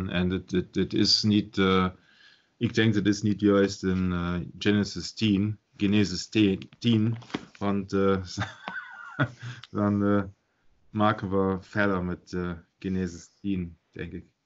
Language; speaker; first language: Dutch; non-native, fluent; German